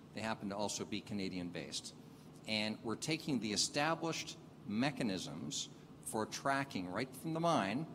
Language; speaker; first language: English; native; English